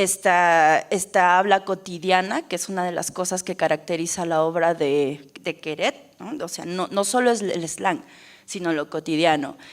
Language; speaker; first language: Spanish; native; Spanish